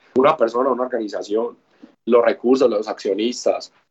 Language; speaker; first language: Spanish; native; Spanish